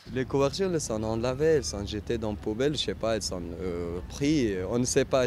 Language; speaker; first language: French; non-native, learner; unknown